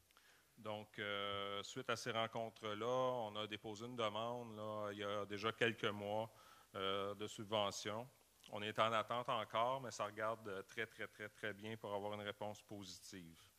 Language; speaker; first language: French; native; French